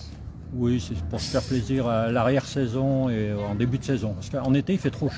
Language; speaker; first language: French; native; French